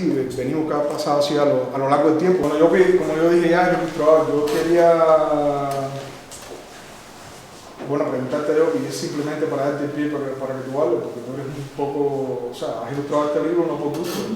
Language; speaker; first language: Spanish; native; Spanish